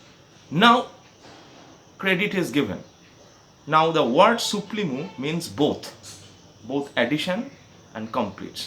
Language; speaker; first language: English; non-native, local second language; Bangla